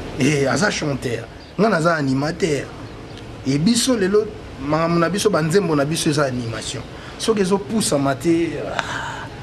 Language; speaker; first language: Lingala; native; Lingala